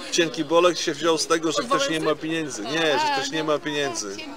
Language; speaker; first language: Polish; native; Polish